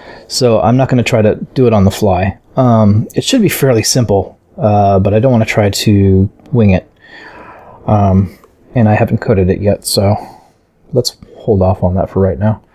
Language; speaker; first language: English; native; English